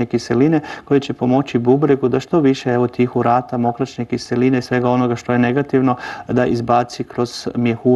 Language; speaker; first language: Croatian; native; Croatian